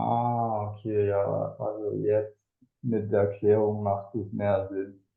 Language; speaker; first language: German; non-native, fluent; Spanish